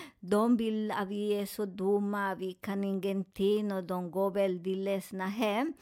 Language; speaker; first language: Swedish; non-native, learner; Spanish